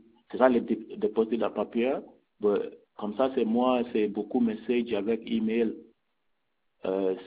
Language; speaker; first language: French; non-native, learner; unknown